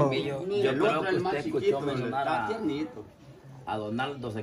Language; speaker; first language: Spanish; native; Spanish